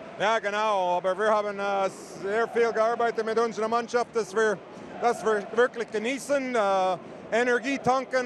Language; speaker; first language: German; non-native, fluent; English